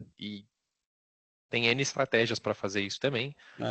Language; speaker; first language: Portuguese; native; Portuguese